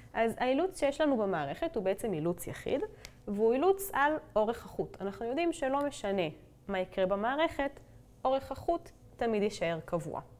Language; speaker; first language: Hebrew; native; Hebrew